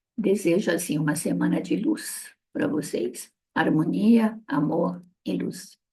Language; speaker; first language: Portuguese; early bilingual, other home language; Italian